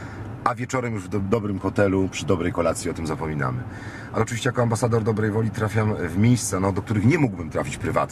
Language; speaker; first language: Polish; native; Polish